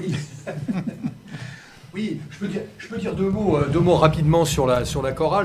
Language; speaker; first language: French; native; French